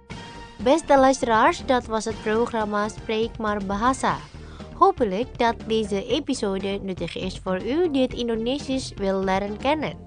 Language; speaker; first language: Dutch; non-native, learner; Indonesian